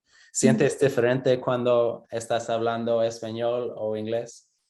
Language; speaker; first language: Spanish; non-native, fluent; English